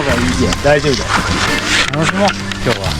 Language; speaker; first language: Japanese; native; Japanese